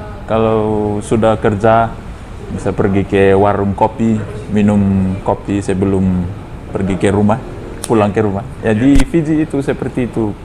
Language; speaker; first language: Indonesian; non-native, fluent; Fijian